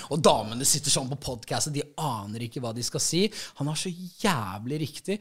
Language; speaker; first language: Norwegian; native; Norwegian